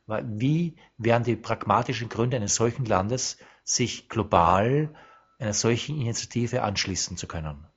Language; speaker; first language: German; native; German